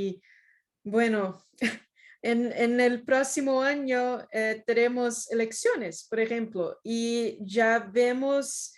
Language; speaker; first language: Spanish; non-native, fluent; Portuguese